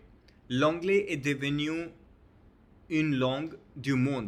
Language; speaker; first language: French; non-native, learner; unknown